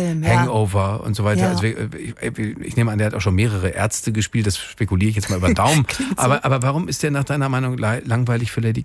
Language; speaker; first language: German; native; German